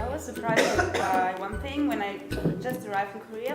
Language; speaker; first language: English; non-native, fluent; German